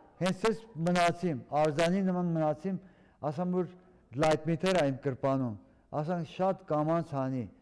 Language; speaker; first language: Armenian; early bilingual, heritage; Armenian